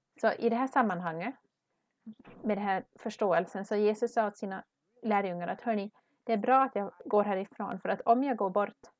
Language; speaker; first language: Swedish; non-native, learner; English